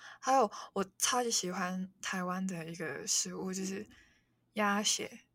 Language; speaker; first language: Chinese; non-native, local second language; Cantonese